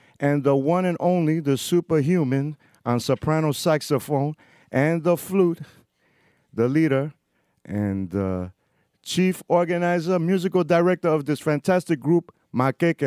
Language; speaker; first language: English; early bilingual, other home language; Spanish